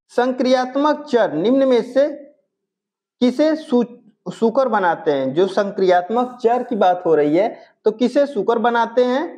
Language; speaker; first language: Hindi; native; Hindi